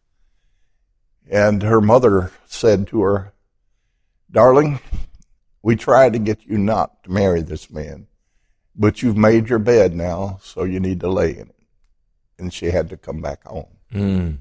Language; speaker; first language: English; native; English